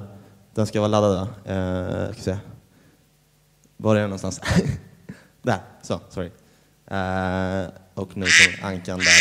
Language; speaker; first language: Swedish; native; Swedish